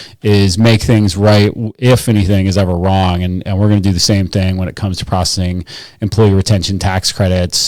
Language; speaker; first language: English; native; English